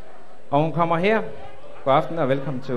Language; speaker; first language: Danish; native; Danish